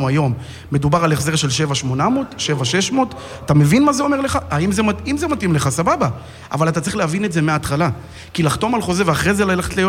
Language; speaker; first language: Hebrew; native; Hebrew